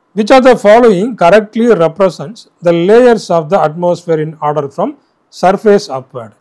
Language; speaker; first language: English; non-native, local second language; Tamil